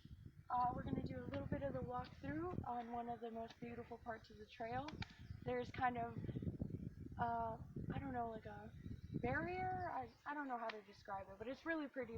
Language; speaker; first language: English; native; English